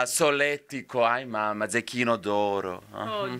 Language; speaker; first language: Italian; non-native, fluent; Serbian